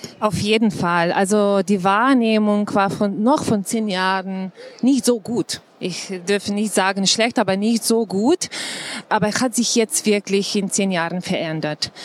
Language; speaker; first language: German; non-native, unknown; Slovenian